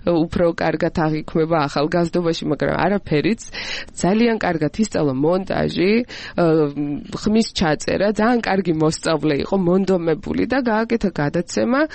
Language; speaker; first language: Georgian; non-native, local second language; Azerbaijani